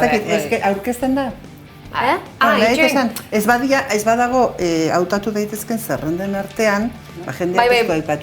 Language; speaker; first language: Basque; native; Basque